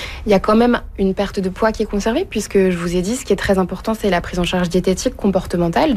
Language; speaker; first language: French; native; French